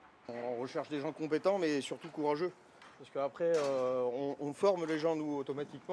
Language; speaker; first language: French; native; French